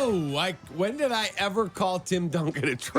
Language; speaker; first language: English; native; English